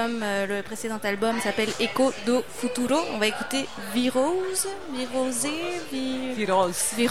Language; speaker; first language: French; native; French